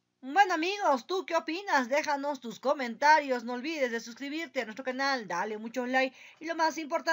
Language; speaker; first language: Spanish; native; Spanish